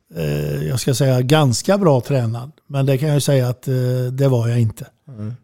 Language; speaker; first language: Swedish; native; Swedish